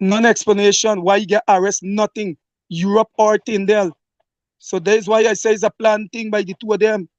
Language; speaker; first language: English; native; English